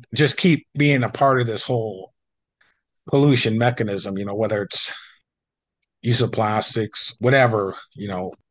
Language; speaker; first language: English; native; English